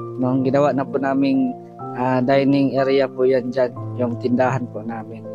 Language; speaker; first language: Filipino; non-native, local second language; Cebuano